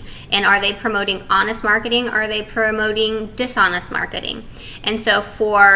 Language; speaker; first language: English; native; English